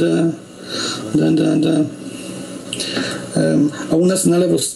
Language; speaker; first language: Russian; non-native, learner; Polish